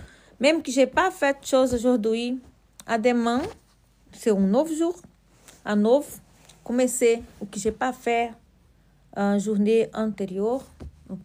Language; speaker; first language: French; non-native, learner; Portuguese